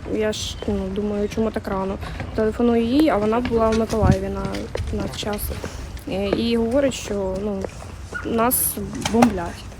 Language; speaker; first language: Ukrainian; native; Ukrainian